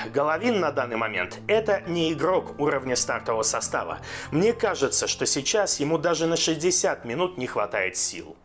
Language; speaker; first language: Russian; native; Russian